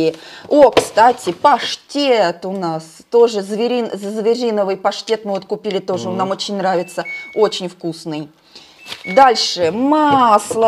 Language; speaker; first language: Russian; native; Russian